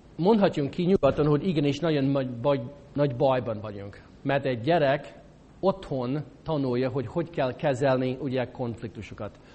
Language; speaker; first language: Hungarian; non-native, fluent; English